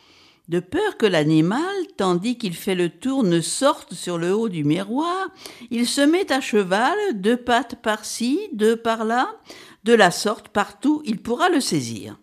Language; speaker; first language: French; native; French